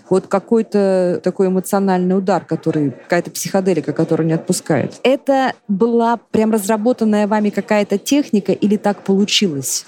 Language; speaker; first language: Russian; native; Russian